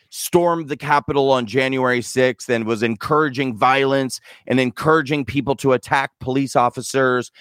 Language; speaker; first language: English; native; English